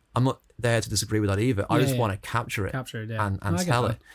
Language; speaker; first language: English; native; English